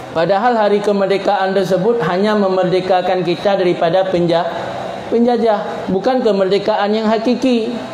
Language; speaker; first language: Malay; non-native, local second language; Achinese